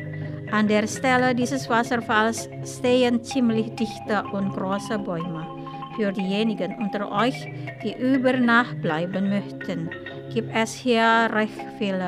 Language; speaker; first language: German; non-native, fluent; Indonesian